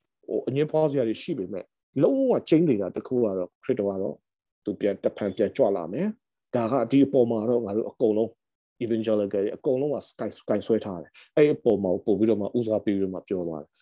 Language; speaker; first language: English; non-native, fluent; Burmese